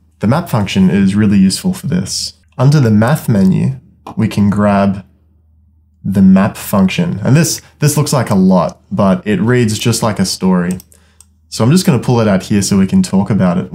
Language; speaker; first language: English; native; English